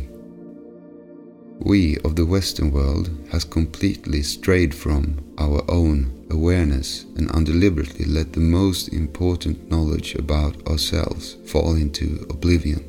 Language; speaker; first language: English; non-native, fluent; Swedish